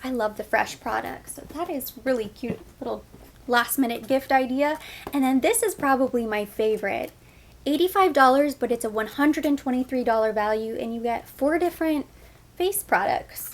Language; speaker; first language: English; native; English